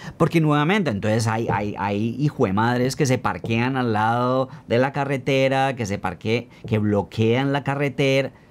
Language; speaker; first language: Spanish; native; Spanish